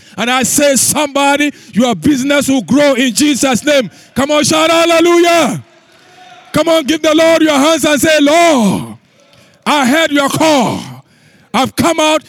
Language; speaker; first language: English; non-native, local second language; Akan